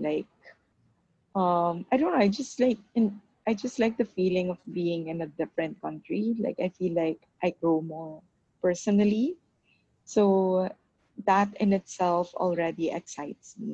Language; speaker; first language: English; non-native, local second language; Filipino